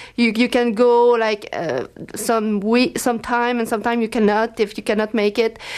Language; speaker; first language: English; non-native, fluent; French